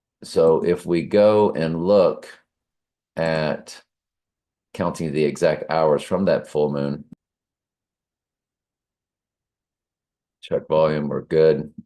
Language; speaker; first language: English; native; English